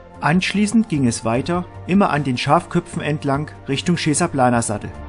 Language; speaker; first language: German; native; German